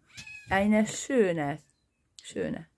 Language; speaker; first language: German; non-native, learner; Hungarian